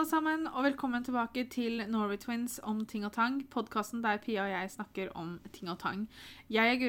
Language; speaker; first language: Norwegian; native; Norwegian